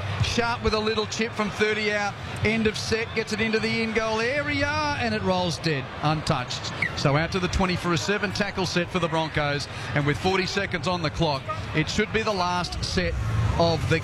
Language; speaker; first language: English; native; English